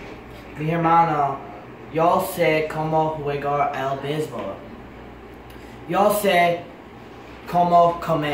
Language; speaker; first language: Spanish; non-native, learner; English